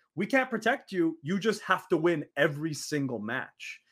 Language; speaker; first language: English; early bilingual, other home language; Arabic